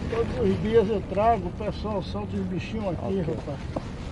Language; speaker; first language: Portuguese; native; Portuguese